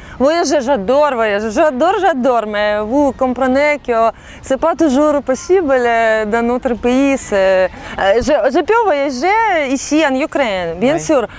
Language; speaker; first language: French; non-native, fluent; Russian